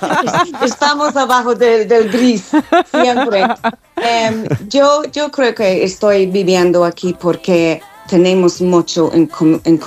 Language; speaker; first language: Spanish; non-native, learner; English